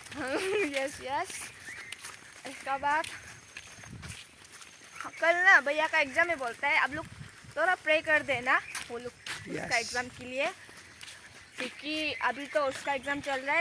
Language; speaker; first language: Hindi; non-native, local second language; Bodo